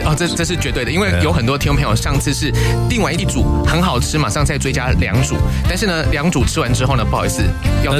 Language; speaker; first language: Chinese; native; Chinese